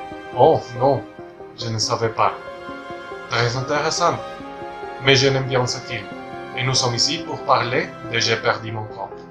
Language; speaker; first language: French; non-native, learner; Spanish